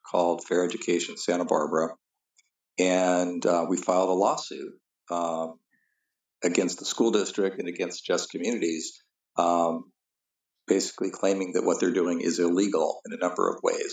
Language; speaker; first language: English; native; English